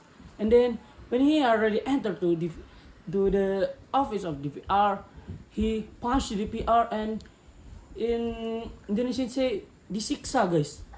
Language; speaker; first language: English; non-native, learner; Indonesian